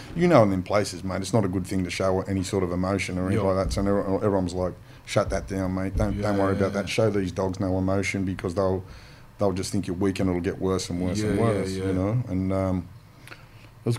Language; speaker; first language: English; native; English